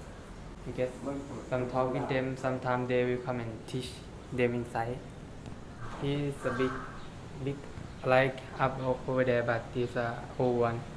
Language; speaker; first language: English; non-native, learner; Thai